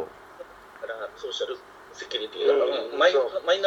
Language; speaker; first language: Japanese; native; Japanese